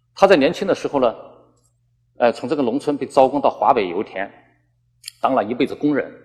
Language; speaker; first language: Chinese; native; Chinese